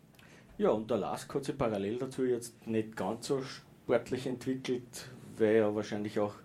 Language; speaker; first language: German; native; German